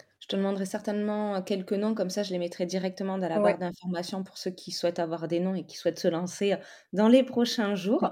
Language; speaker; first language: French; native; French